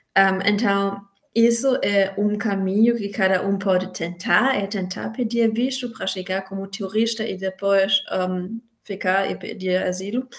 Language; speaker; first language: Portuguese; non-native, fluent; German